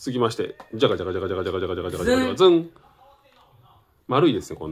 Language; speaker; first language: Japanese; native; Japanese